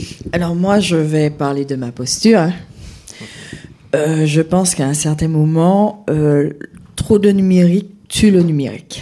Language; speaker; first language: French; native; French